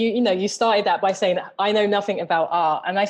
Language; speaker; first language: English; native; English